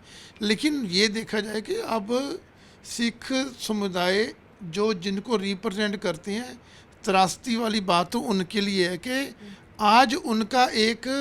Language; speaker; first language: Hindi; non-native, local second language; Punjabi